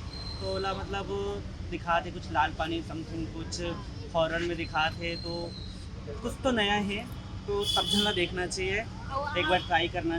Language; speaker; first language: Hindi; non-native, local second language; Chhattisgarhi